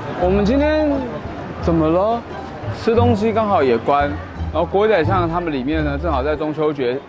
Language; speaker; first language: Chinese; native; Chinese